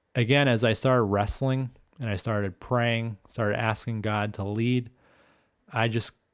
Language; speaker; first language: English; native; English